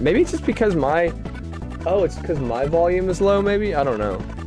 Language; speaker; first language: English; native; English